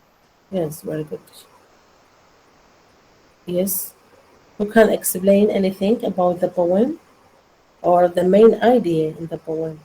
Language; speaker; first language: English; non-native, learner; Arabic